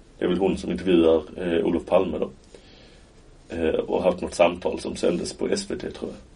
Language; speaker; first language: Swedish; native; Swedish